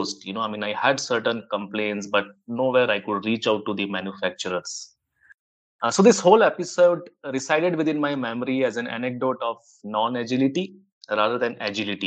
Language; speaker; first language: English; non-native, local second language; Hindi